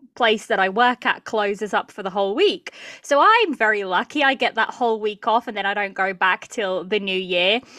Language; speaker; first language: English; early bilingual, other home language; Portuguese